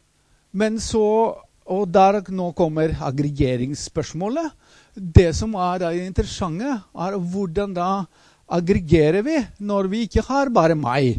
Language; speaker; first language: Norwegian; non-native, fluent; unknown